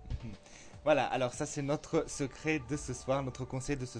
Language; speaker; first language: French; native; French